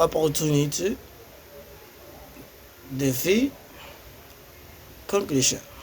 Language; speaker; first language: French; non-native, learner; Spanish